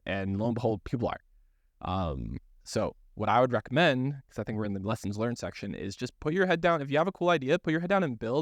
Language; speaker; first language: English; native; English